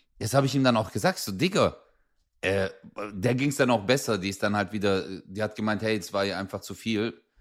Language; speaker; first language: German; early bilingual, other home language; Turkish